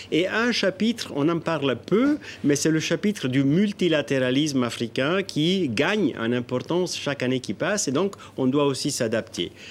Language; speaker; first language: French; non-native, local second language; Italian